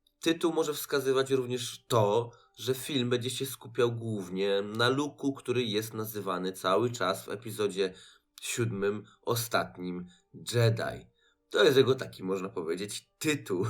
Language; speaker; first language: Polish; native; Polish